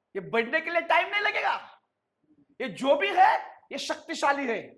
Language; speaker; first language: Hindi; non-native, local second language; Marathi